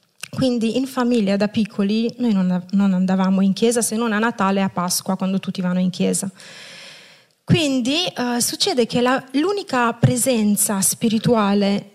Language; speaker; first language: Italian; non-native, fluent; Romanian